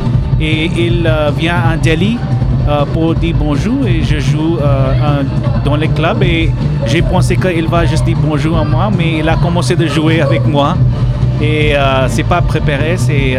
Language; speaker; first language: French; non-native, learner; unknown